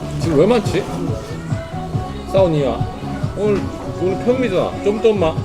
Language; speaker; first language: Korean; native; Korean